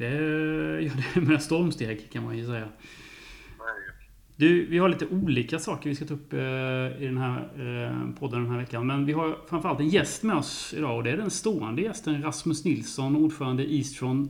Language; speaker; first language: Swedish; native; Swedish